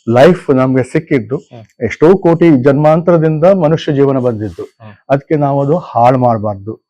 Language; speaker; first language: Kannada; non-native, local second language; Konkani